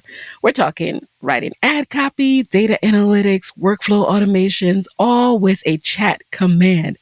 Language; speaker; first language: English; native; English